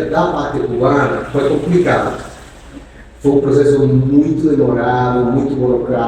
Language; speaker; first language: Portuguese; non-native, fluent; Spanish